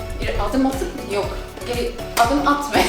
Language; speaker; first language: Turkish; non-native, fluent; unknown